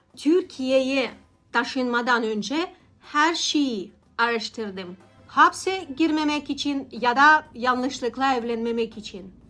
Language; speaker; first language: Turkish; non-native, learner; Russian